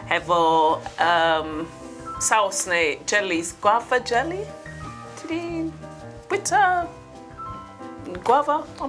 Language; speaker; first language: Welsh; non-native, learner; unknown